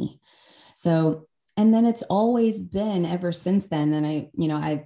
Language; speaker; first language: English; native; English